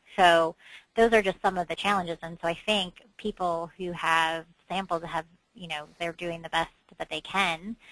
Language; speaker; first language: English; native; English